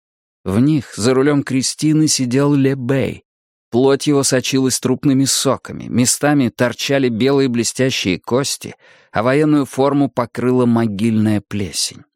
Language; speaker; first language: Russian; native; Russian